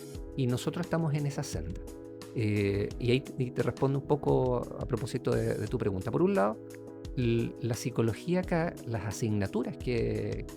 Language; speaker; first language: Spanish; native; Spanish